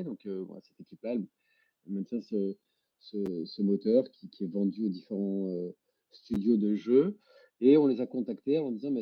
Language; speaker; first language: French; native; French